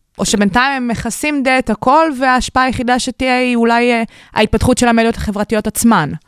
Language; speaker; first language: Hebrew; native; Hebrew